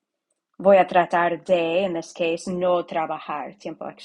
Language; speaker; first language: Spanish; non-native, fluent; English